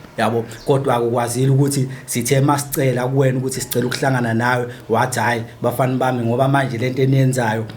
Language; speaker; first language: Zulu; native; Zulu